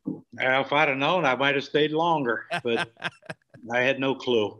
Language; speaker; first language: English; native; English